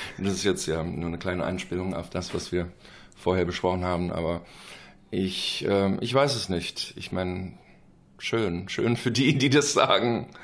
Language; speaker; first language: German; non-native, fluent; English